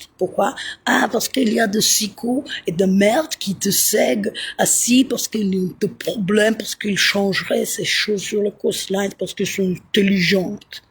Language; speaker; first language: French; non-native, fluent; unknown